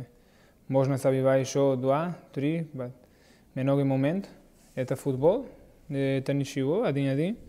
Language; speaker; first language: Russian; non-native, learner; Portuguese